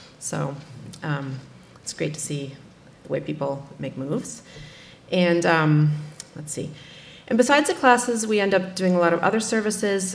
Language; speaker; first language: English; native; English